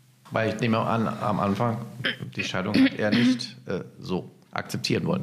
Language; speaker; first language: German; native; German